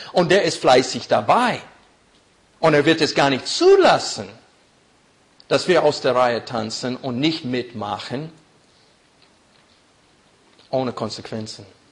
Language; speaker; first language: German; non-native, fluent; English